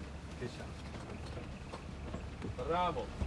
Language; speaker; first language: German; native; German